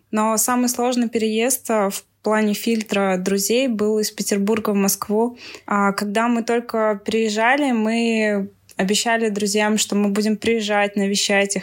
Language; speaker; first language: Russian; native; Russian